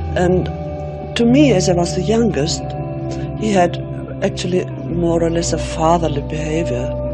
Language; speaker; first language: English; non-native, fluent; German